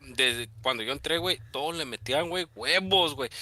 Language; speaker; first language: Spanish; early bilingual, heritage; Spanish